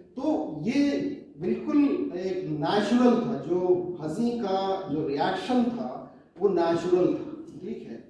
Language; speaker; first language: Urdu; native; Urdu